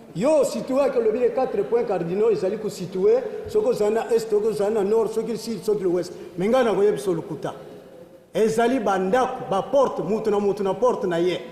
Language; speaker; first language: Lingala; non-native, local second language; Kongo